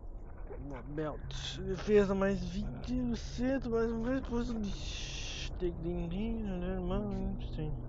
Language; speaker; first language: Portuguese; native; Portuguese